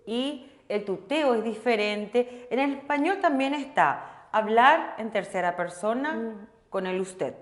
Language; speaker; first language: Spanish; non-native, local second language; Korean